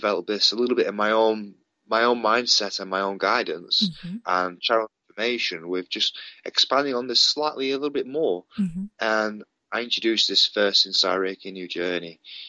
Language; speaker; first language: English; native; English